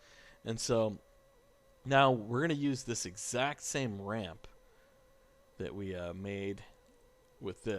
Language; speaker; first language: English; native; English